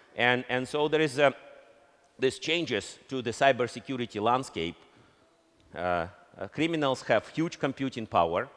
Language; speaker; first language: English; non-native, fluent; Russian